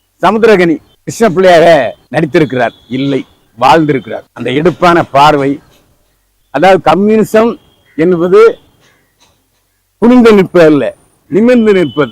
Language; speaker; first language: Tamil; native; Tamil